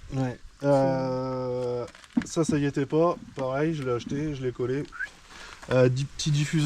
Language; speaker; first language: French; native; French